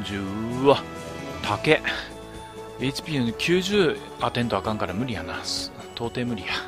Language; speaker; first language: Japanese; native; Japanese